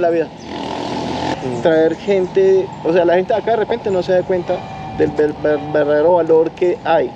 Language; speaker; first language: Spanish; native; Spanish